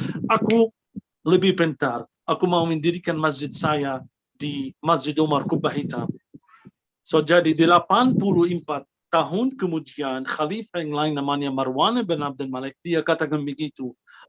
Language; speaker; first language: Indonesian; non-native, fluent; Arabic